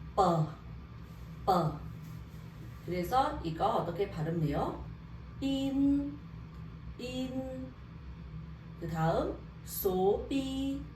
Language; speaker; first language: Korean; non-native, learner; Vietnamese